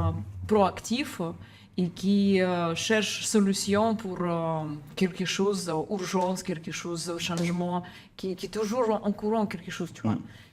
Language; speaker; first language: French; non-native, learner; Ukrainian